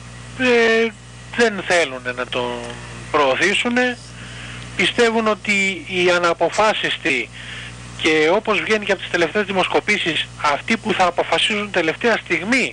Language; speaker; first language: Greek; native; Greek